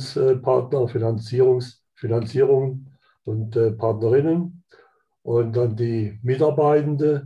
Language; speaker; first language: German; native; German